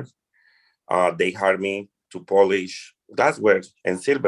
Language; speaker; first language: English; non-native, fluent; Spanish